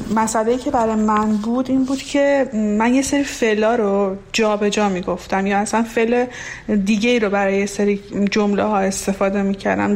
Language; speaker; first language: Persian; non-native, local second language; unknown